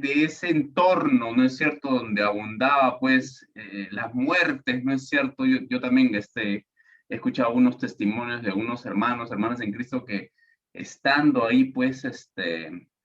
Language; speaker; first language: Spanish; native; Spanish